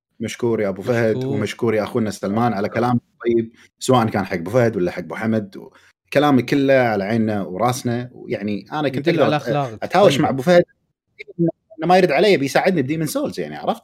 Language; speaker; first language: Arabic; native; Arabic